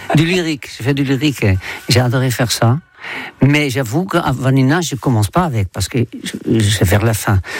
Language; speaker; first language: French; non-native, fluent; Dutch